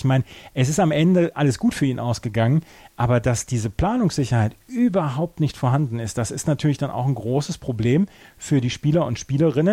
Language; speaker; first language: German; native; German